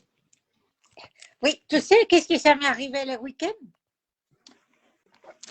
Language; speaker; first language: French; non-native, fluent; Spanish